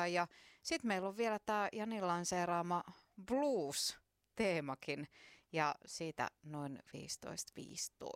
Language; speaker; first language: Finnish; native; Finnish